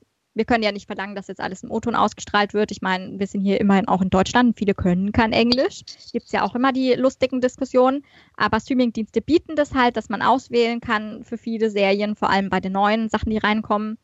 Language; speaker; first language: German; native; German